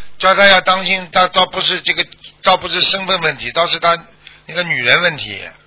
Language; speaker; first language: Chinese; native; Chinese